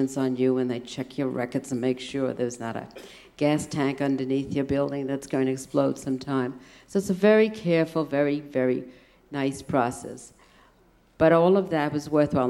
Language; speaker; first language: English; early bilingual, other home language; German